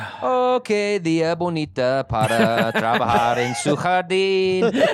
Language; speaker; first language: Spanish; non-native, fluent; English